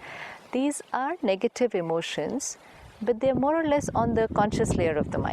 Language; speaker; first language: English; non-native, local second language; Hindi